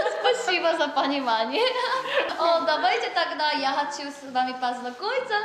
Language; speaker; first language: Russian; non-native, learner; Korean